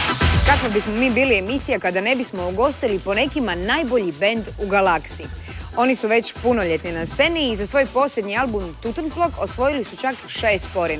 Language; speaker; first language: Bosnian; native; Bosnian